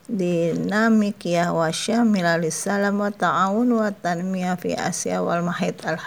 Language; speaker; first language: Arabic; non-native, learner; Indonesian